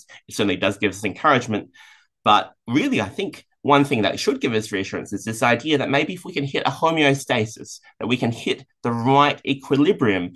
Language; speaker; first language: English; native; English